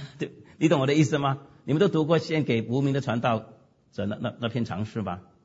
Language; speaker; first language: Chinese; non-native, local second language; Cantonese